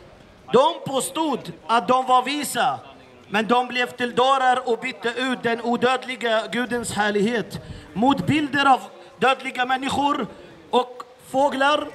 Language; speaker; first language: Swedish; non-native, fluent; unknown